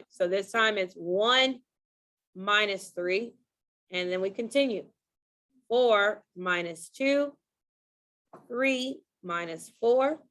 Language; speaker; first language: English; native; English